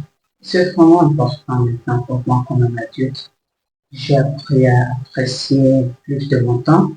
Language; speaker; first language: French; non-native, learner; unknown